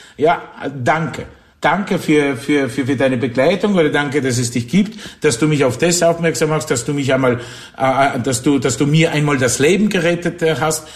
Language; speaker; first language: German; non-native, fluent; Polish